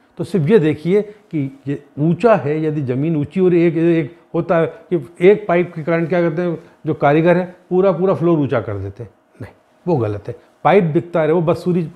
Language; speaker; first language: Hindi; native; Hindi